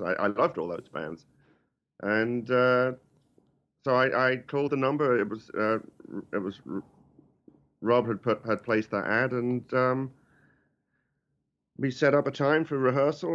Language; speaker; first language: English; native; English